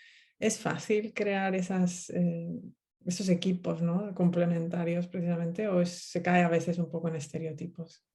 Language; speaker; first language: Spanish; native; Spanish